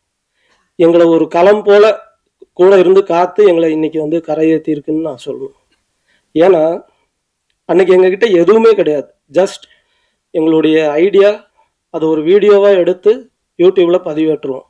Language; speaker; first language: Tamil; native; Tamil